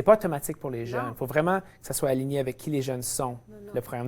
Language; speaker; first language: French; native; French